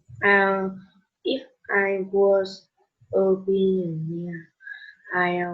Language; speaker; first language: English; non-native, learner; Vietnamese